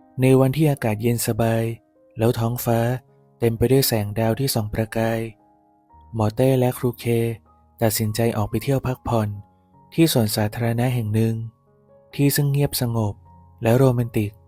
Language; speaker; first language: Thai; native; Thai